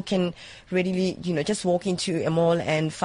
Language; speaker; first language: English; non-native, local second language; Zulu